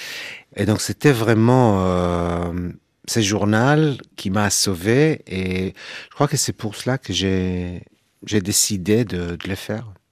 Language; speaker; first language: French; non-native, fluent; Hebrew